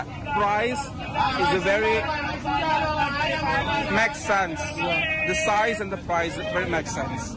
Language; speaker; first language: English; non-native, learner; Malay